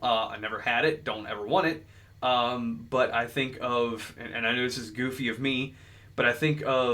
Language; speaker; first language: English; native; English